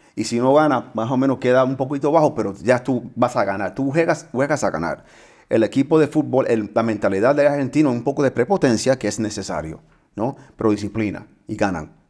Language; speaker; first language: Spanish; early bilingual, heritage; Spanish